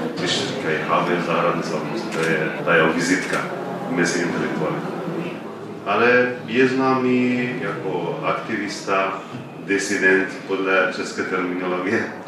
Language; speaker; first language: Czech; non-native, fluent; Arabic